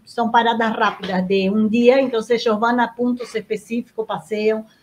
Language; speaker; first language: Spanish; non-native, fluent; Portuguese